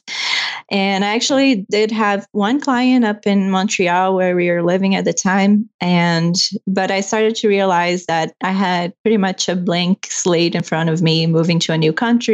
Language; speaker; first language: English; non-native, fluent; Portuguese